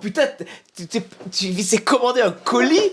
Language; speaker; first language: French; native; French